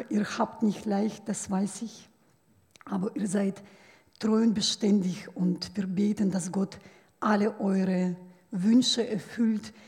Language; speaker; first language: German; non-native, fluent; Russian